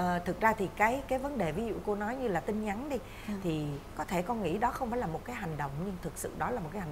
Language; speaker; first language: Vietnamese; native; Vietnamese